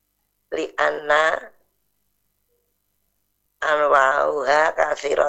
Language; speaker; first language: Arabic; non-native, learner; Indonesian